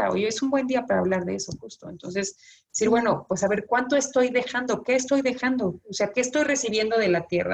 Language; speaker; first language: Spanish; native; Spanish